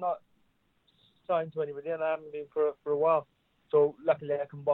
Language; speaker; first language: English; native; English